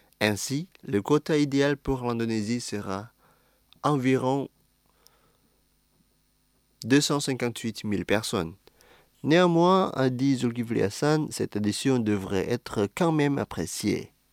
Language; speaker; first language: French; non-native, fluent; Indonesian